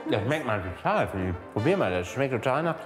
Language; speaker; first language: German; native; German